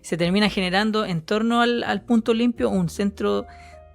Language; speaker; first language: Spanish; native; Spanish